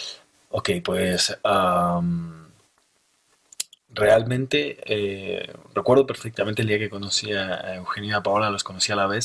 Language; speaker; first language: Spanish; native; Spanish